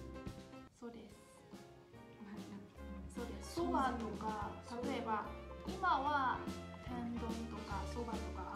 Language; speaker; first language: Japanese; non-native, fluent; Burmese